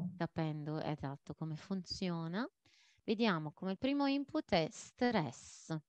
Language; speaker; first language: Italian; non-native, fluent; Maltese